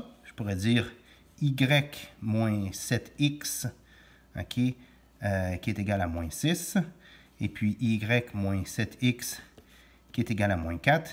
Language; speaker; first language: French; native; French